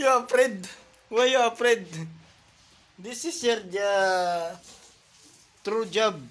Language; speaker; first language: English; non-native, learner; Filipino